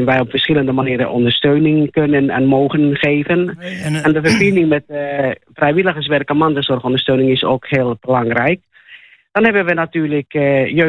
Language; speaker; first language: Dutch; non-native, fluent; Finnish